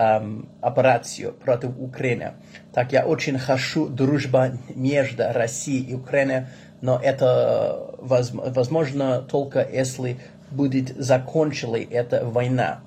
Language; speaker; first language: Russian; non-native, learner; English